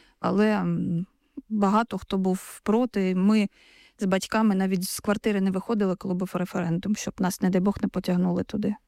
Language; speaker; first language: Ukrainian; native; Ukrainian